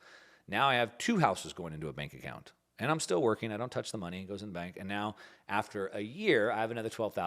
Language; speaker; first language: English; native; English